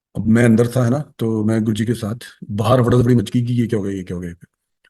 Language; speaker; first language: Hindi; native; Hindi